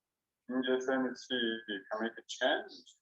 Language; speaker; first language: English; non-native, learner; Chinese